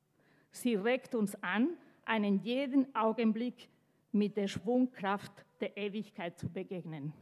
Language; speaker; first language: German; non-native, fluent; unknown